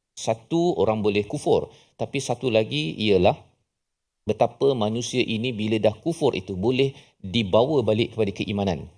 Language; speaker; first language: Malay; native; Malay